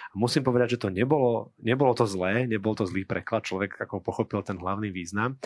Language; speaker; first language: Slovak; native; Slovak